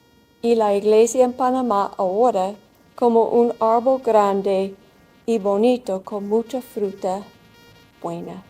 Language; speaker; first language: Spanish; non-native, learner; English